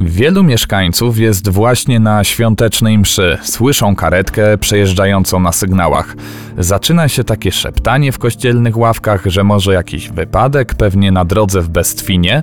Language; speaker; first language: Polish; native; Polish